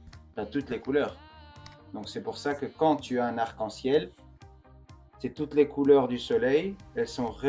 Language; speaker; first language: French; native; French